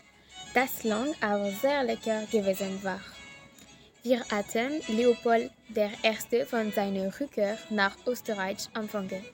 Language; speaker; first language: German; non-native, learner; French